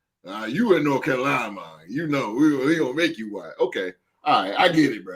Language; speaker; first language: English; native; English